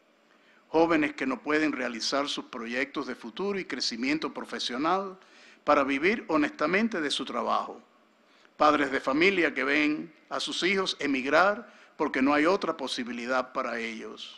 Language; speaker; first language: Spanish; native; Spanish